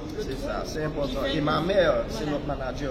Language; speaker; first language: French; non-native, learner; Haitian Creole